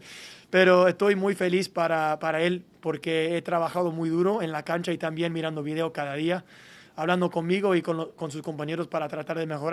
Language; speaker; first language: Spanish; non-native, fluent; English